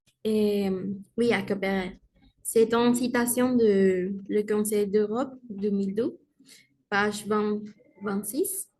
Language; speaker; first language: French; non-native, learner; Spanish